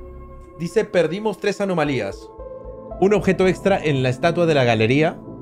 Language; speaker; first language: Spanish; native; Spanish